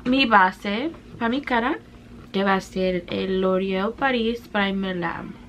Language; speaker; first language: Spanish; early bilingual, other home language; English